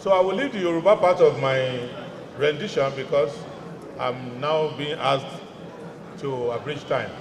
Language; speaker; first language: English; non-native, local second language; Yoruba